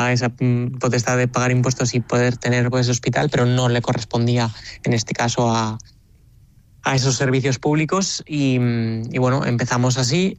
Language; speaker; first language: Spanish; native; Spanish